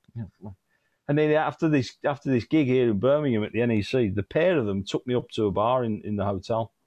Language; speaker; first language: English; native; English